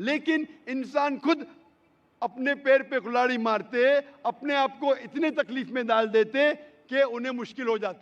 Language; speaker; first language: Hindi; native; Hindi